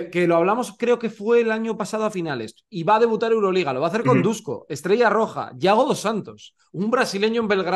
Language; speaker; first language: Spanish; native; Spanish